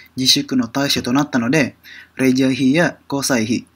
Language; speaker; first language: Japanese; non-native, fluent; Indonesian